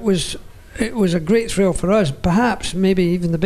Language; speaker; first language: English; native; English